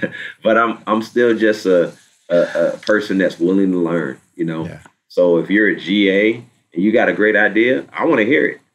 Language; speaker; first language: English; native; English